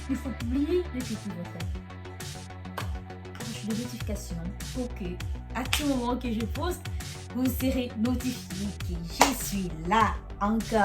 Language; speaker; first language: French; non-native, fluent; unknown